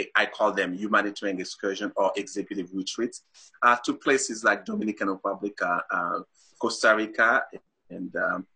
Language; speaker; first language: English; non-native, fluent; Haitian Creole